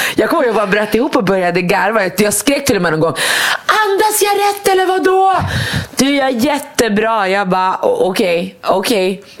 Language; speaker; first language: Swedish; early bilingual, other home language; Arabic